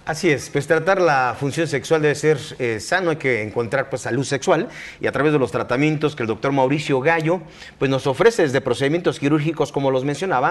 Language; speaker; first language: Spanish; native; Spanish